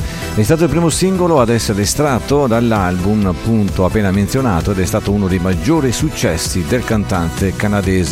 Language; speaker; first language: Italian; native; Italian